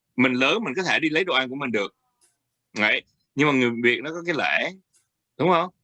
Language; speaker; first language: Vietnamese; early bilingual, heritage; Vietnamese